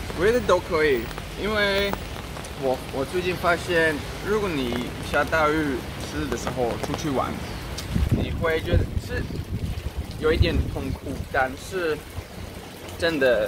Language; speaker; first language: Chinese; non-native, learner; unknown